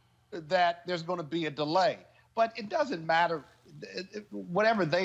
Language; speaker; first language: English; native; English